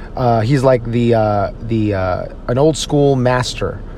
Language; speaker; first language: English; native; English